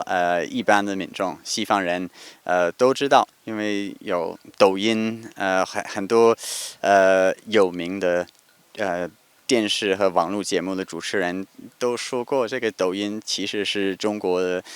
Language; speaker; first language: Chinese; non-native, fluent; English